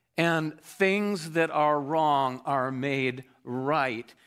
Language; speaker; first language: English; native; English